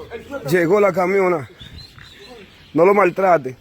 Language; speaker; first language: Spanish; native; Spanish